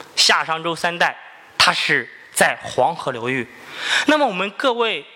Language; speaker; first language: Chinese; native; Chinese